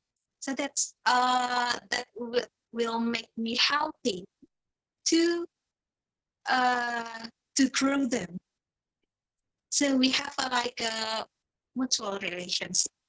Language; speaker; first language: English; non-native, fluent; Indonesian